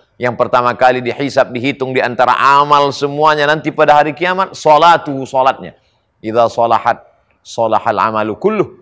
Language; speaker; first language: Malay; native; Malay